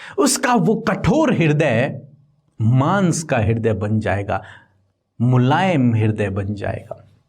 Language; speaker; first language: Hindi; native; Hindi